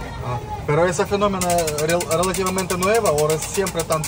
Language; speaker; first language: Spanish; non-native, learner; Russian